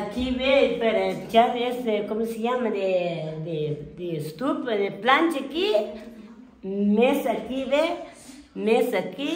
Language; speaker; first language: Spanish; non-native, local second language; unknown